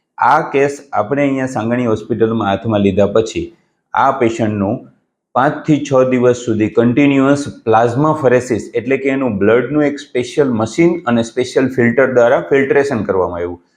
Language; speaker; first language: Gujarati; native; Gujarati